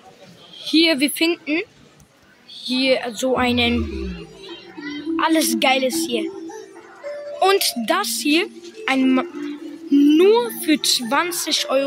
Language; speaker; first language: German; early bilingual, other home language; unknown